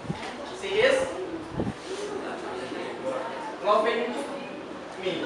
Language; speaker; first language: English; non-native, learner; Indonesian